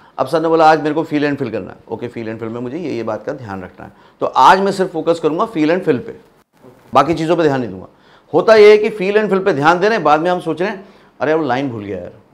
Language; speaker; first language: Hindi; native; Hindi